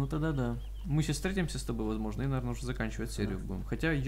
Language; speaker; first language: Russian; native; Russian